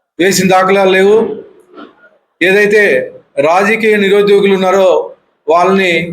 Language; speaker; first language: Telugu; native; Telugu